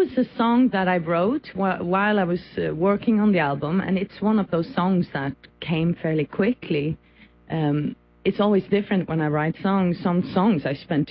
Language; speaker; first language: English; non-native, fluent; Faroese